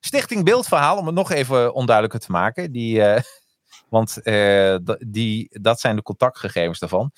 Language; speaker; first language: Dutch; native; Dutch